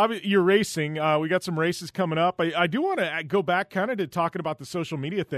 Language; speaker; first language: English; native; English